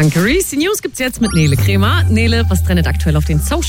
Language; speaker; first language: German; native; German